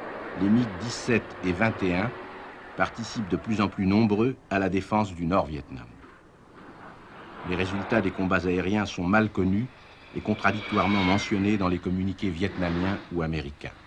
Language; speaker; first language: French; native; French